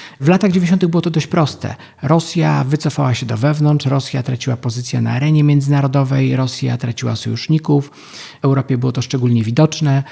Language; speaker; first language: Polish; native; Polish